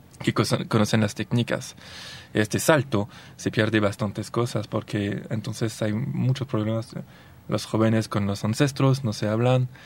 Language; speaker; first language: Spanish; non-native, fluent; French